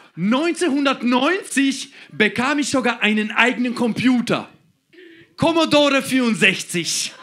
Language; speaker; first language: German; non-native, fluent; Croatian